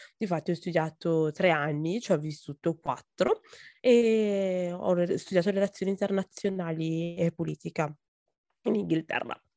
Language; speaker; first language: Italian; early bilingual, other home language; Akan